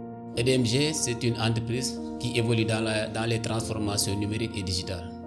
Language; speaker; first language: French; non-native, local second language; Wolof